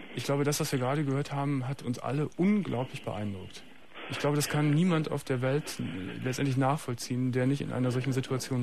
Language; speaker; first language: German; native; German